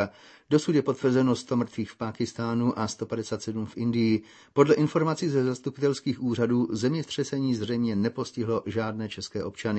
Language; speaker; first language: Czech; native; Czech